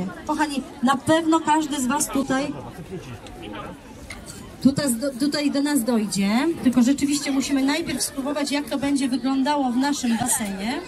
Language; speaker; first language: Polish; native; Polish